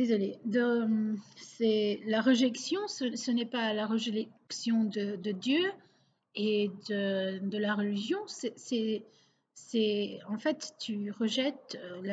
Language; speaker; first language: French; non-native, local second language; Portuguese